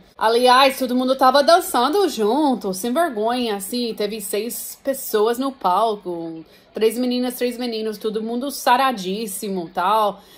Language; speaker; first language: Portuguese; non-native, fluent; English